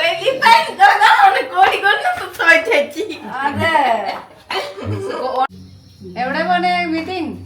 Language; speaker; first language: Malayalam; non-native, learner; Nepali